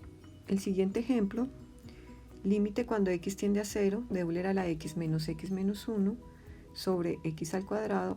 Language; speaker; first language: Spanish; native; Spanish